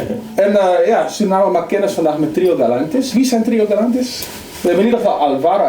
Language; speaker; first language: Dutch; native; Dutch